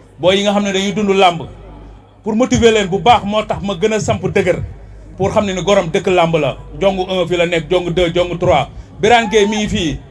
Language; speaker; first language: Wolof; native; Wolof